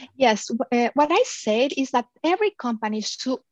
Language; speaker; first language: English; non-native, fluent; Spanish